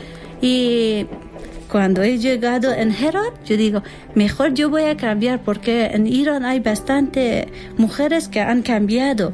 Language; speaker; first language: Spanish; non-native, learner; Persian